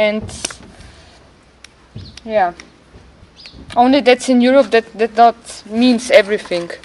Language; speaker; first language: English; non-native, learner; German